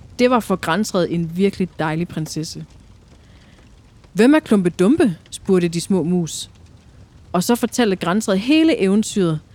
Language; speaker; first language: Danish; native; Danish